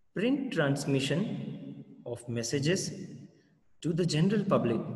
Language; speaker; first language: English; non-native, local second language; Gujarati